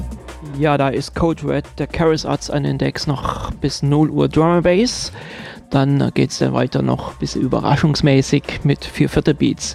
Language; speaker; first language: German; native; German